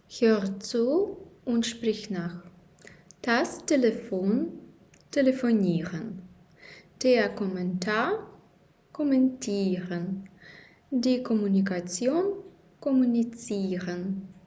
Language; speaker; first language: German; non-native, fluent; Ukrainian